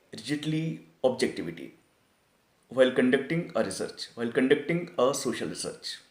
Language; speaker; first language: English; non-native, local second language; Hindi